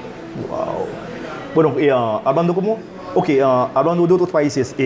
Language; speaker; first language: Spanish; non-native, fluent; Haitian Creole